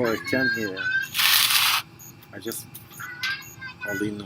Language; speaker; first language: English; non-native, fluent; Arabic